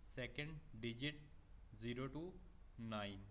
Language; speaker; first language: English; non-native, local second language; Punjabi